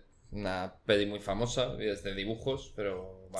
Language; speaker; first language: Spanish; native; Spanish